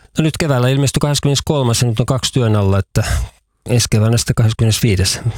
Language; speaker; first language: Finnish; native; Finnish